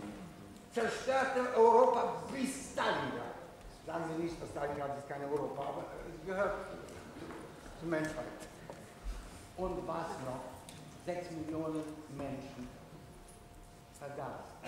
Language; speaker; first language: German; non-native, fluent; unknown